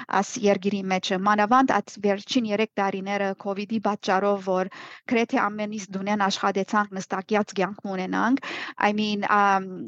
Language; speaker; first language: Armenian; early bilingual, heritage; Armenian